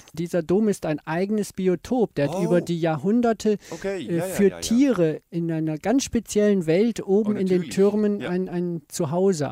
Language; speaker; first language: German; native; German